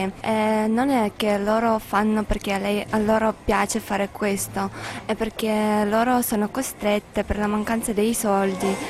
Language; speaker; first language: Italian; non-native, fluent; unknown